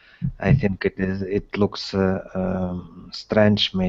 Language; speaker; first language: English; non-native, learner; Russian